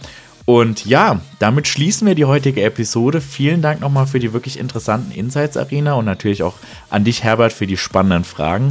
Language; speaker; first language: German; native; German